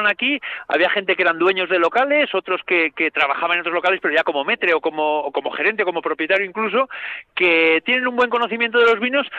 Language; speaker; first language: Spanish; native; Spanish